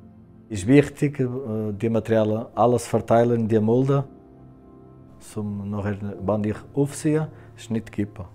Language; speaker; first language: German; non-native, learner; Portuguese